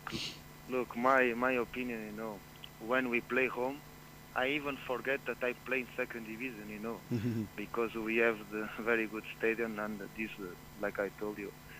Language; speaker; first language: English; non-native, fluent; Portuguese